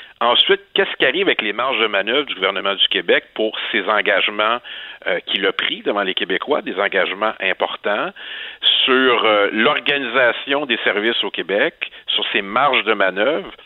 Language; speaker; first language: French; native; French